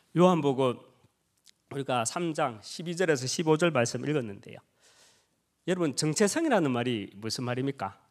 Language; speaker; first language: Korean; native; Korean